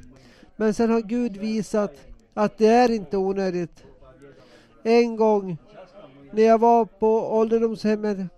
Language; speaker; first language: Swedish; non-native, local second language; Finnish